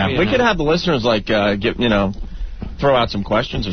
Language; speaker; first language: English; native; English